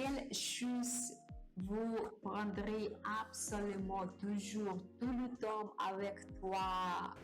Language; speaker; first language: French; non-native, learner; Japanese